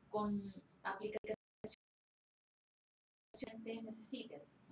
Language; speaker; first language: Spanish; native; Spanish